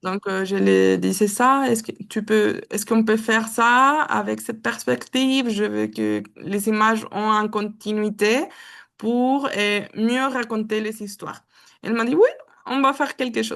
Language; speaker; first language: French; non-native, learner; Spanish